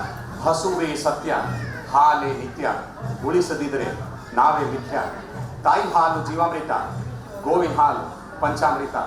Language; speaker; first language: Kannada; non-native, fluent; Hindi